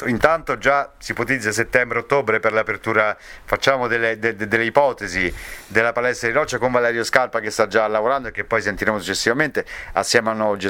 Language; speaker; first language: Italian; native; Italian